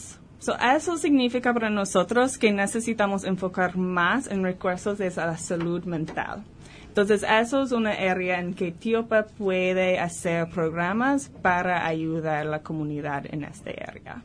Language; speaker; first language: Spanish; early bilingual, heritage; Spanish